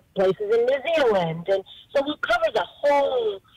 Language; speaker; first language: English; native; English